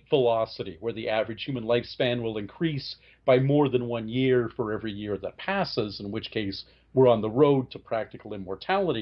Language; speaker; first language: English; native; English